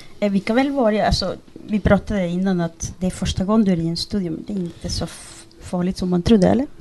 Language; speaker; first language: Swedish; native; Swedish